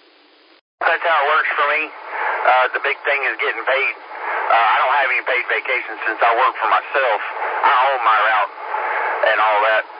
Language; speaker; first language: English; native; English